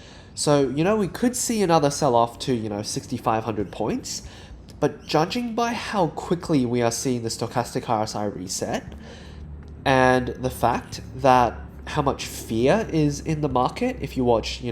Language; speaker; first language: English; native; English